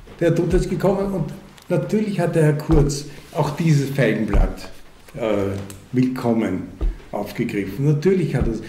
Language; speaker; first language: German; early bilingual, other home language; Hungarian